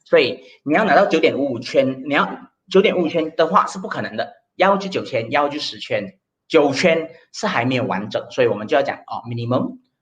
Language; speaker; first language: Chinese; native; Chinese